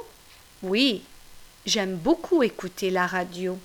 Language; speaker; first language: French; non-native, fluent; English